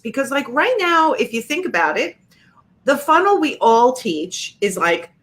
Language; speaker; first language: English; native; English